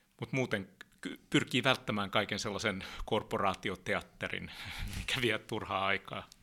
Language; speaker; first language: Finnish; early bilingual, heritage; Finnish